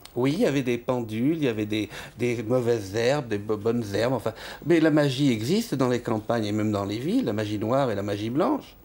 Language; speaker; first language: French; native; French